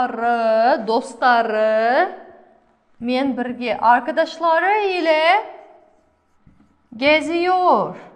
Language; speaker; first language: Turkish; non-native, fluent; Kazakh